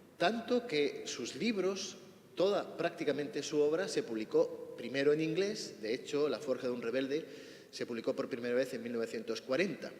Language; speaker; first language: Spanish; native; Spanish